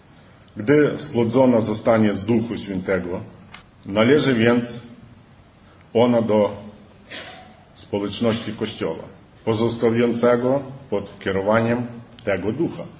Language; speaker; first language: Polish; early bilingual, heritage; Polish